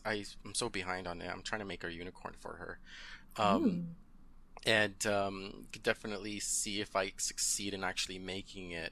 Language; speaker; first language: English; early bilingual, other home language; Spanish